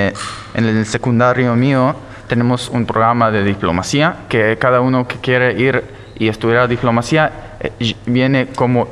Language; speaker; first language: Spanish; early bilingual, heritage; Spanish